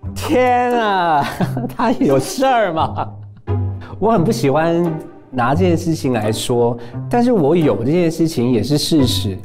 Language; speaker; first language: Chinese; native; Chinese